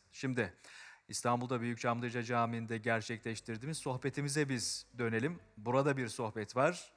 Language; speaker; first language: Turkish; native; Turkish